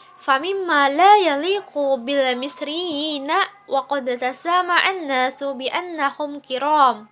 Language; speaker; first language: Arabic; non-native, learner; Indonesian